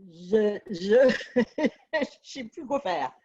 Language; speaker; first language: French; native; French